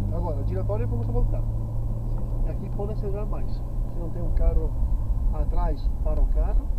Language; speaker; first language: Portuguese; non-native, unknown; Italian